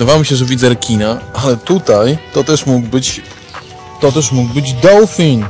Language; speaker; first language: Polish; native; Polish